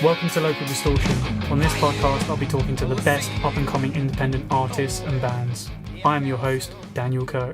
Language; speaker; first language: English; native; English